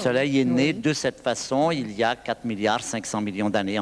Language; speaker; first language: French; native; French